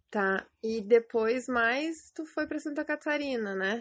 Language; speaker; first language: Portuguese; native; Portuguese